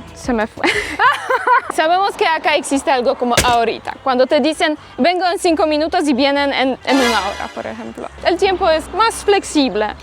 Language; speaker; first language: Spanish; non-native, fluent; Polish